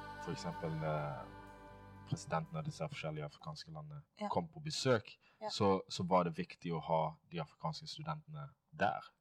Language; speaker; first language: Norwegian; non-native, fluent; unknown